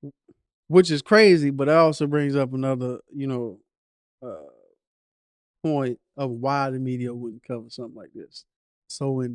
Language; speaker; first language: English; native; English